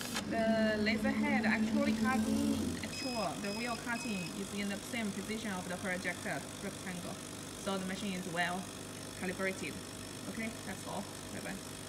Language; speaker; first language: English; non-native, fluent; Chinese